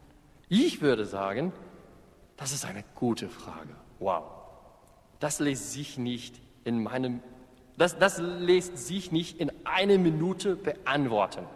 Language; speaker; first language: German; non-native, fluent; English